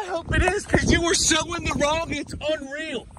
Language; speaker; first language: English; native; English